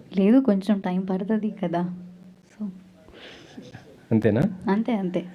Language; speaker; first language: Telugu; non-native, learner; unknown